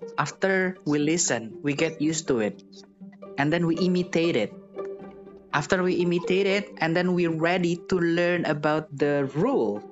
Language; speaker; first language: English; non-native, fluent; Indonesian